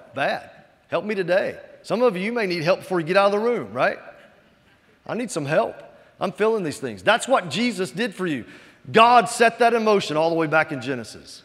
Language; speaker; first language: English; native; English